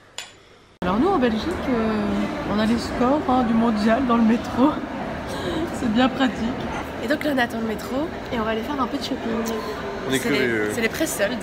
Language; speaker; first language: French; native; French